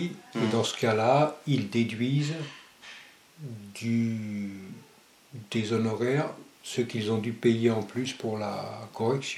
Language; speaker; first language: French; early bilingual, other home language; Spanish